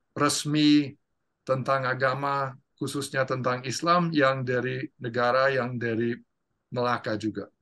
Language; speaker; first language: Indonesian; non-native, fluent; English